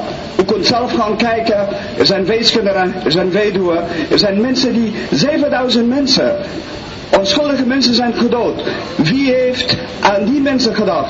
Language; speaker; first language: Dutch; non-native, fluent; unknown